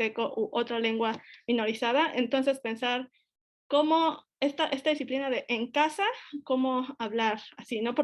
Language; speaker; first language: Spanish; native; Spanish